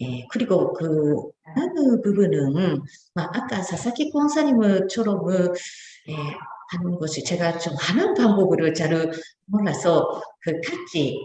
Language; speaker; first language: Korean; non-native, fluent; Japanese